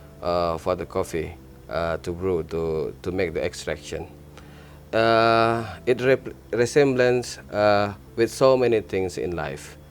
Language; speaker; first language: English; non-native, learner; Indonesian